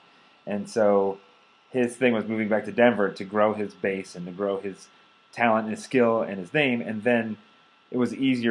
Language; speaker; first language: English; native; English